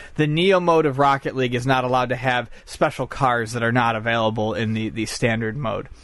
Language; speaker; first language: English; native; English